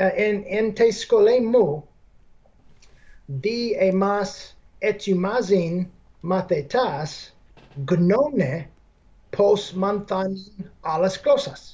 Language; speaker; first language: Greek; non-native, fluent; English